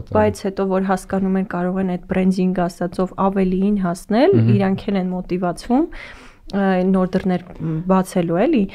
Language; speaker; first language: Armenian; native; Armenian